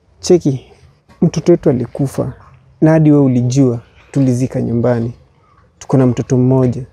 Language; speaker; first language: Swahili; native; Swahili